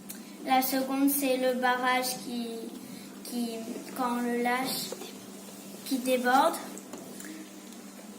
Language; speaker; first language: French; non-native, local second language; Spanish